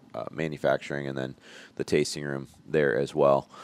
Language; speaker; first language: English; native; English